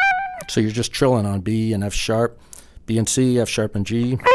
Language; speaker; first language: English; native; English